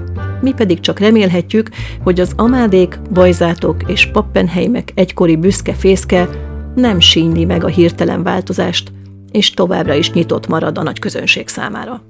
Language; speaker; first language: Hungarian; native; Hungarian